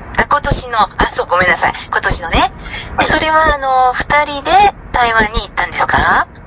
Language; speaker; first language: Japanese; native; Japanese